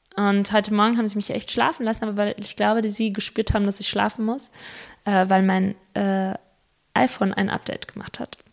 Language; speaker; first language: German; early bilingual, other home language; Spanish